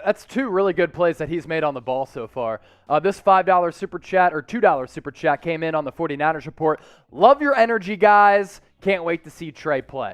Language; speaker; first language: English; native; English